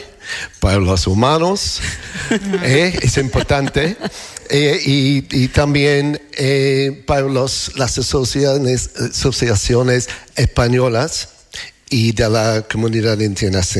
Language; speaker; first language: Spanish; non-native, learner; English